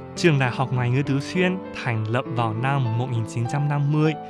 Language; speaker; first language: Vietnamese; non-native, fluent; Chinese